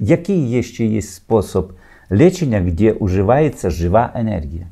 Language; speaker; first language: Polish; non-native, learner; Ukrainian